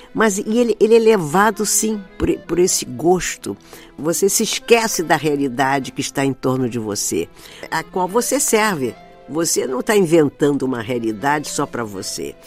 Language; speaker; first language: Portuguese; native; Portuguese